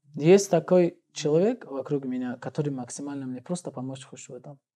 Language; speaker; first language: Russian; non-native, local second language; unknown